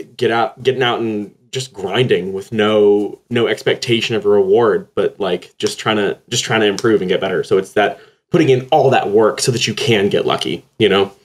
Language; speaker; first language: English; native; English